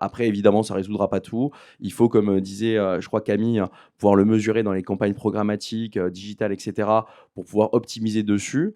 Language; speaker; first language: French; native; French